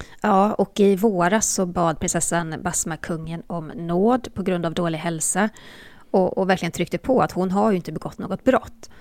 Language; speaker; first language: Swedish; native; Swedish